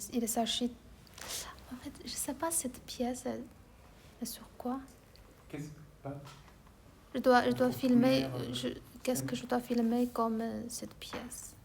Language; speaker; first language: French; non-native, learner; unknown